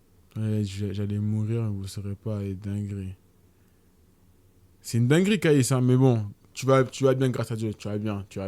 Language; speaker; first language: French; native; French